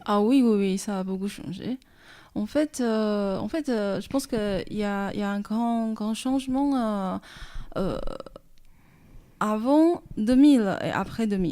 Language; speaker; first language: French; non-native, fluent; Chinese